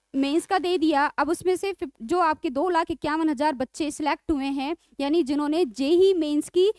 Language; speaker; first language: Hindi; native; Hindi